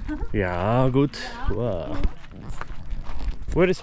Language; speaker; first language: English; non-native, learner; Korean